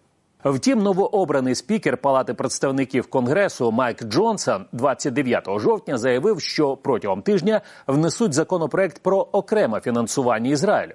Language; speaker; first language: Ukrainian; native; Ukrainian